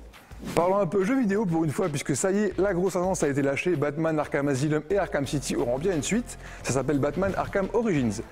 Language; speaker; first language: French; native; French